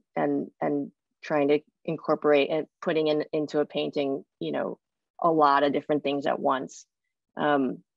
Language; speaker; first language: English; native; English